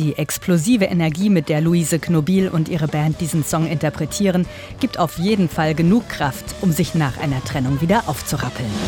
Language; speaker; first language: German; native; German